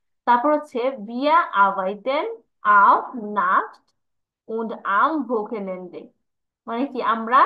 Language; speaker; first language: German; non-native, fluent; Bangla